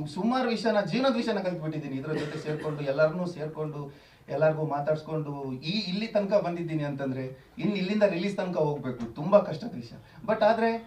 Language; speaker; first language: Kannada; non-native, local second language; Tulu